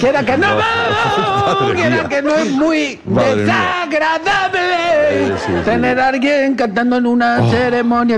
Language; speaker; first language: Spanish; native; Spanish